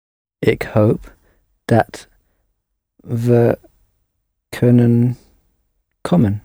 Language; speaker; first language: Dutch; non-native, learner; English